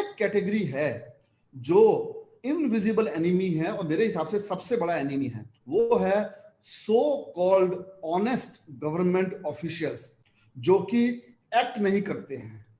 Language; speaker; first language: Hindi; non-native, local second language; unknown